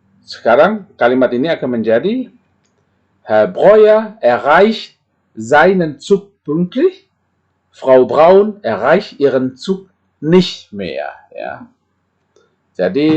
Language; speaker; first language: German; non-native, fluent; Indonesian